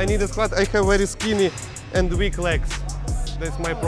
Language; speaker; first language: English; non-native, learner; Russian